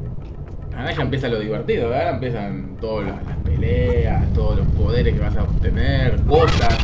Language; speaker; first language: Spanish; native; Spanish